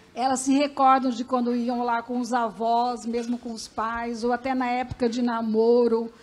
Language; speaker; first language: Portuguese; early bilingual, other home language; Macedonian